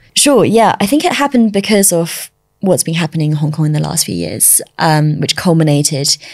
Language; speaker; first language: English; early bilingual, other home language; Chinese